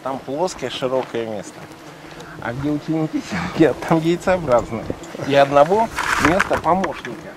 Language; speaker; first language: Russian; native; Russian